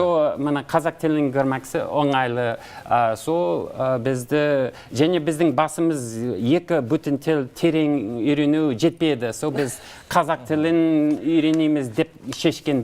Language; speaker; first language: Kazakh; non-native, learner; English